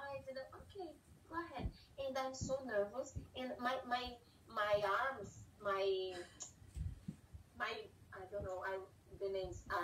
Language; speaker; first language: English; non-native, learner; Portuguese